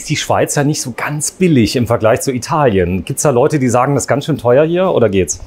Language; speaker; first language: German; native; German